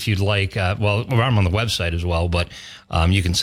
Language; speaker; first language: English; native; English